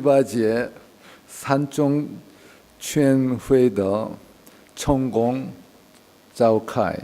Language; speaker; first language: Chinese; non-native, learner; Korean